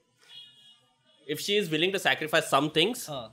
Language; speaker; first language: English; non-native, local second language; Kannada